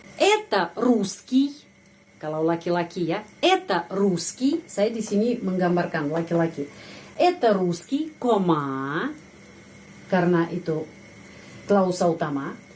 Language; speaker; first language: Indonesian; non-native, fluent; Russian